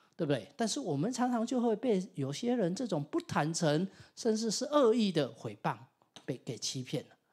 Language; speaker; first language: Chinese; non-native, local second language; Min Nan Chinese